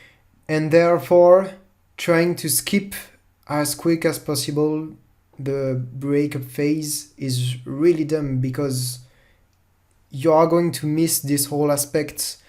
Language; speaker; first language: English; non-native, fluent; French